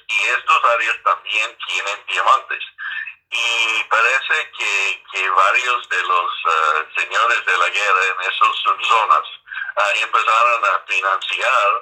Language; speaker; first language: Spanish; non-native, fluent; English